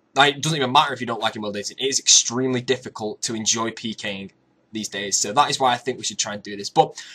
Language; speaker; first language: English; native; English